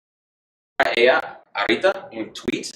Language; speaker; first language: Spanish; non-native, learner; English